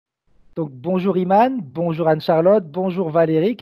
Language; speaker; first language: French; native; French